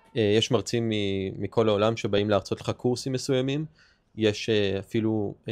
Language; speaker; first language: Hebrew; early bilingual, heritage; Hebrew